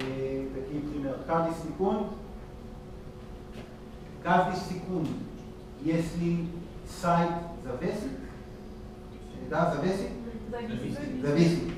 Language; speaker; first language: Russian; non-native, learner; Hebrew